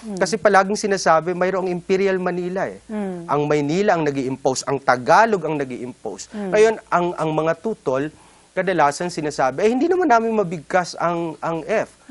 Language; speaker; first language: Filipino; non-native, local second language; Waray